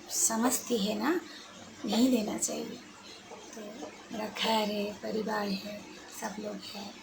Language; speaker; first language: Hindi; non-native, local second language; Bangla